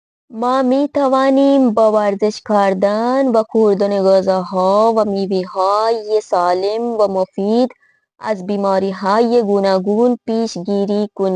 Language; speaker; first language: Persian; non-native, fluent; Urdu